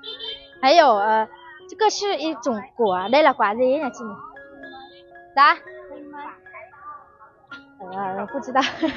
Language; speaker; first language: Chinese; non-native, fluent; Vietnamese